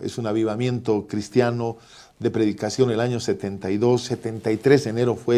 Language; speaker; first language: Spanish; native; Spanish